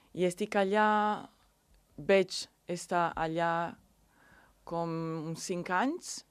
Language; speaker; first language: Catalan; non-native, learner; Italian